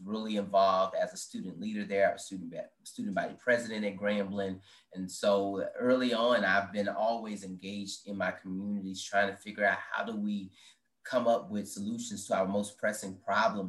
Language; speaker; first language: English; native; English